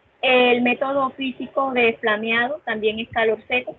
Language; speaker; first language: Spanish; native; Spanish